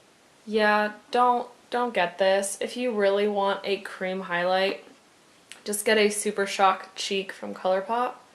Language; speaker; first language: English; native; English